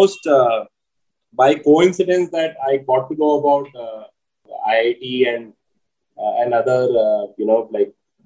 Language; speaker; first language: English; non-native, local second language; Hindi